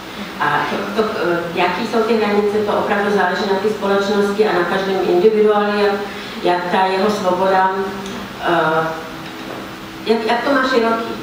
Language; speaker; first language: Czech; non-native, fluent; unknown